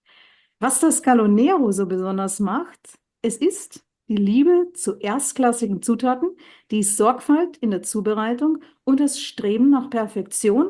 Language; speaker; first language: German; native; German